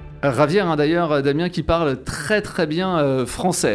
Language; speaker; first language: French; native; French